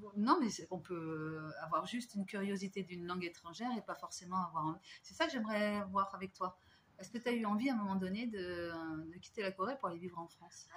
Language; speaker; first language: French; native; French